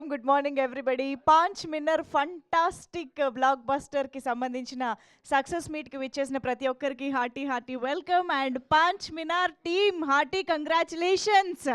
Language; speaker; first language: Telugu; native; Telugu